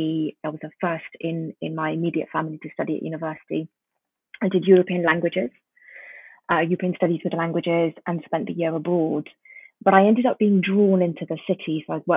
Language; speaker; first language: English; early bilingual, other home language; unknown